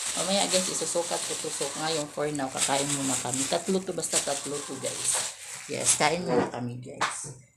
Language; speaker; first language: Filipino; non-native, local second language; Cebuano